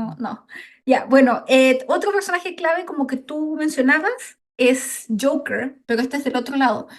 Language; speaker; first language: Spanish; native; Spanish